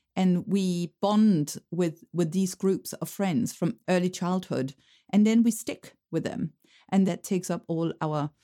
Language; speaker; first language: English; non-native, fluent; Danish